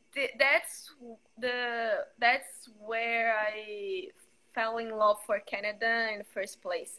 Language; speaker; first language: English; non-native, fluent; Portuguese